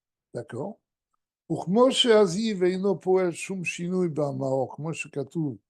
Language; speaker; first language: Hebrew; non-native, fluent; French